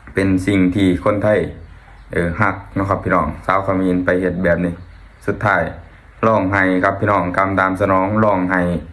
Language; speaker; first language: Thai; native; Thai